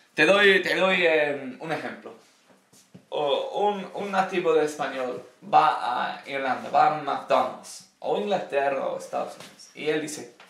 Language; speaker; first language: Spanish; non-native, fluent; English